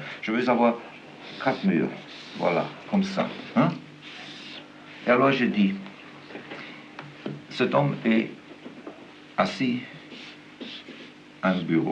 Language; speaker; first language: French; non-native, fluent; German